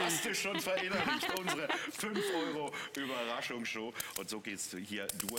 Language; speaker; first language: German; native; German